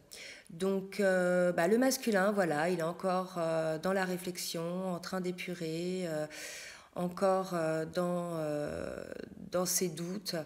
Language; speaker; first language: French; native; French